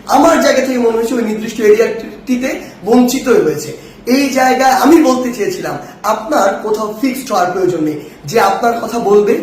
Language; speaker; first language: Bangla; native; Bangla